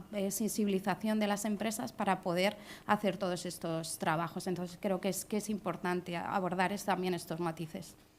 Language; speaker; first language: Spanish; native; Spanish